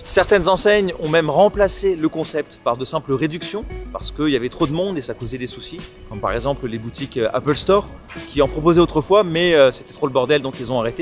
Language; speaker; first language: French; native; French